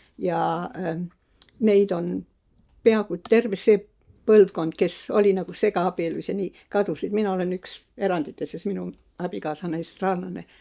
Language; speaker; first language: Estonian; early bilingual, heritage; Estonian